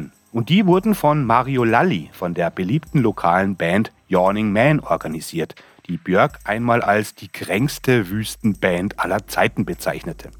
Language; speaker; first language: German; native; German